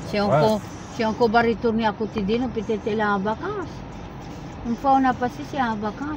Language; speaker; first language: French; non-native, learner; Filipino